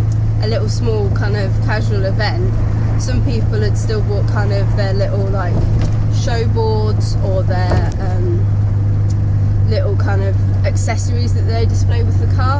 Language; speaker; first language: English; native; English